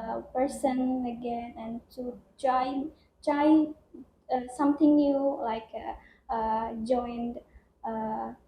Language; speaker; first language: English; non-native, learner; Indonesian